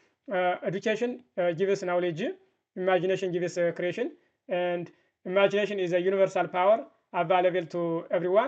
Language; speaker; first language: English; non-native, fluent; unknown